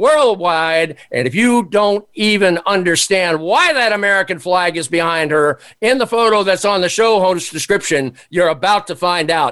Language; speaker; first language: English; native; English